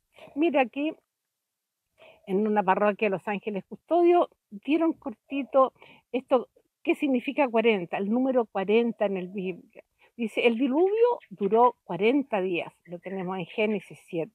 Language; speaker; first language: Spanish; native; Spanish